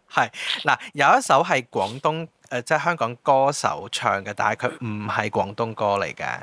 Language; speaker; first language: Cantonese; native; Cantonese